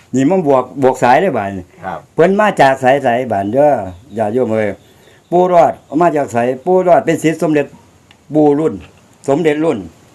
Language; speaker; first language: Thai; native; Thai